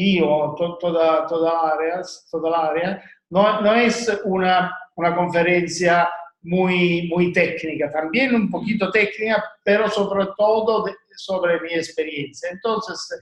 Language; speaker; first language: Spanish; non-native, learner; Italian